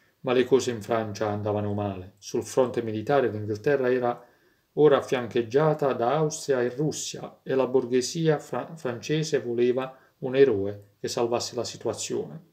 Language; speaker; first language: Italian; native; Italian